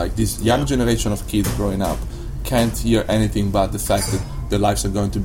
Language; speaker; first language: English; non-native, fluent; Italian